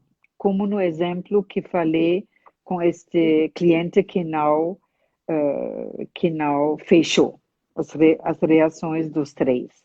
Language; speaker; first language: Portuguese; non-native, fluent; German